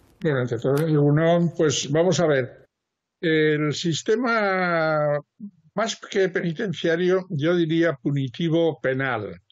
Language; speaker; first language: Spanish; native; Spanish